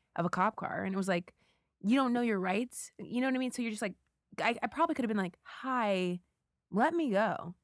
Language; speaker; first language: English; native; English